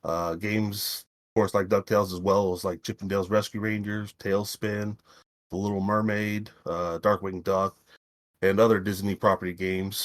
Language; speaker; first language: English; native; English